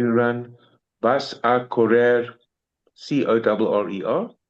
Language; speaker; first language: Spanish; non-native, fluent; English